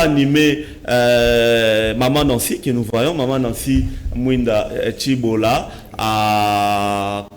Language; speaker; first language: French; non-native, local second language; Lingala